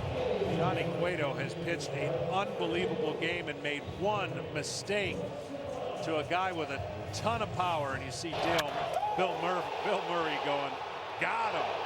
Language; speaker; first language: English; native; English